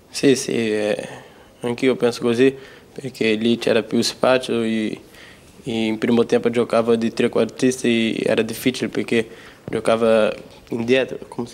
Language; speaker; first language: Italian; non-native, learner; Portuguese